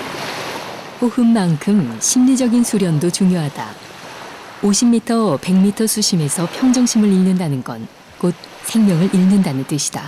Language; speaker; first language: Korean; native; Korean